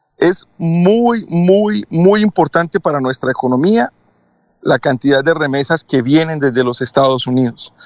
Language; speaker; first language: Spanish; native; Spanish